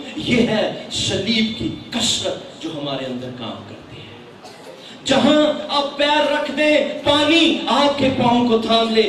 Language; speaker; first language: Urdu; non-native, local second language; Punjabi